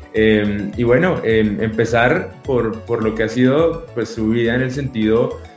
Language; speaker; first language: Spanish; native; Spanish